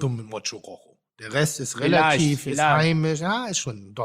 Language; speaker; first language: German; native; German